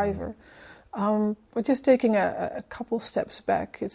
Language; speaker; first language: English; non-native, fluent; Dutch